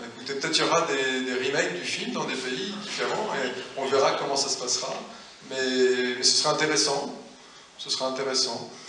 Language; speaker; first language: French; native; French